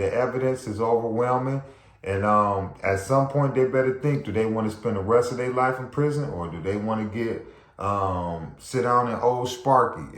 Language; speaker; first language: English; native; English